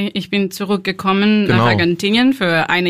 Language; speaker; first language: German; non-native, learner; Spanish